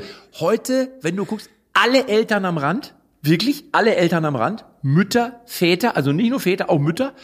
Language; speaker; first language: German; native; German